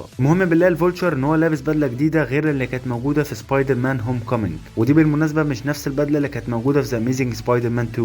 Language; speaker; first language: Arabic; native; Arabic